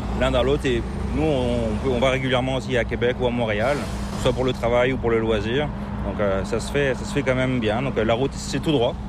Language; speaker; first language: French; native; French